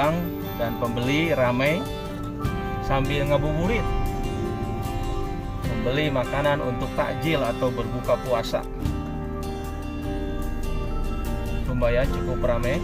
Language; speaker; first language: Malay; non-native, local second language; Sundanese